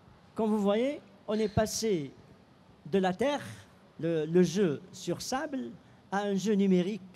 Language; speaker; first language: French; non-native, local second language; Arabic